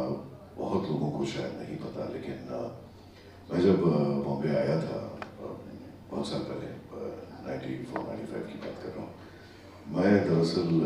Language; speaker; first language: Hindi; native; Hindi